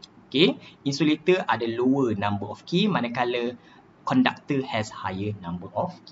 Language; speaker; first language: English; non-native, local second language; Malay